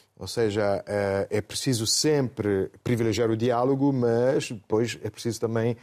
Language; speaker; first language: Portuguese; non-native, fluent; Italian